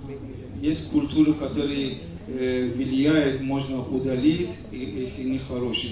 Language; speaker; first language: Russian; non-native, learner; Persian